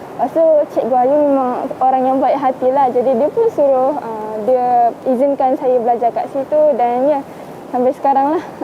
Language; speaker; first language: Malay; early bilingual, other home language; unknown